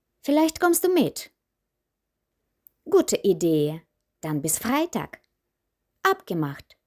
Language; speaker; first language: German; non-native, fluent; Ukrainian